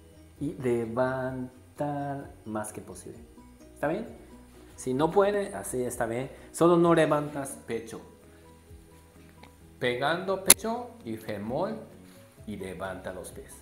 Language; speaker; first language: Spanish; non-native, learner; Japanese